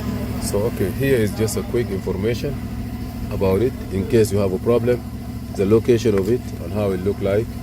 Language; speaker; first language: English; non-native, learner; Arabic